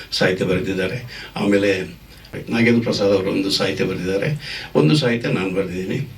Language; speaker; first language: Kannada; non-native, local second language; Tulu